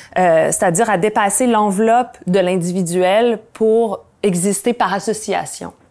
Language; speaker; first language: French; native; French